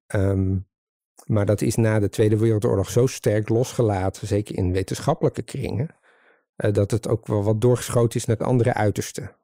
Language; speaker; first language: Dutch; native; Dutch